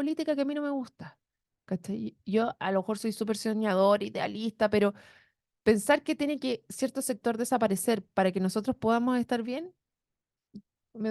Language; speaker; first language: Spanish; native; Spanish